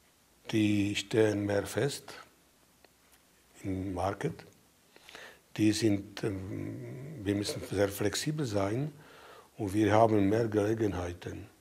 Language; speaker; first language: German; non-native, fluent; Czech